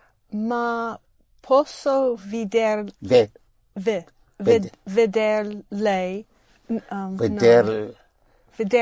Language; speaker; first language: Italian; non-native, learner; English